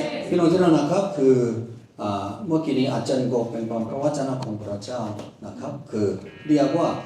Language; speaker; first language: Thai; non-native, fluent; Korean